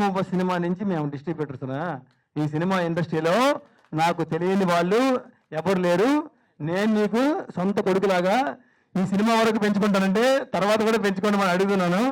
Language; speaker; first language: Telugu; native; Telugu